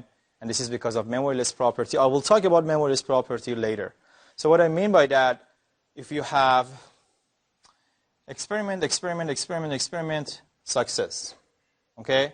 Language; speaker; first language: English; non-native, fluent; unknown